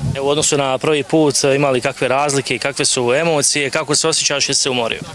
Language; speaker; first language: Bosnian; native; Bosnian